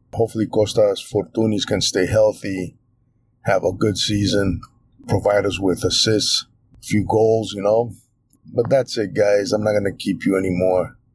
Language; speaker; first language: English; early bilingual, other home language; Greek